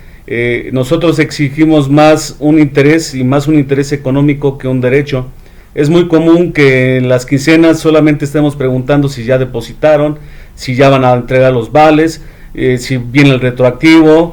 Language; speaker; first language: Spanish; native; Spanish